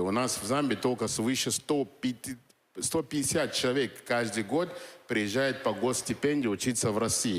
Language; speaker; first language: Russian; non-native, fluent; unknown